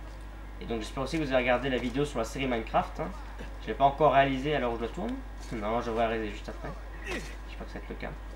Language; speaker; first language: French; native; French